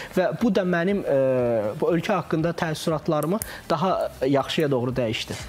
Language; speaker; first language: Azerbaijani; native; Azerbaijani